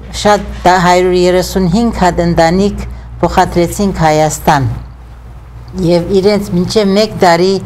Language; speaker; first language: Armenian; early bilingual, heritage; Armenian